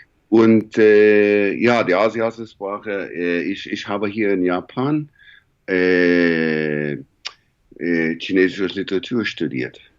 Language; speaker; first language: German; non-native, learner; English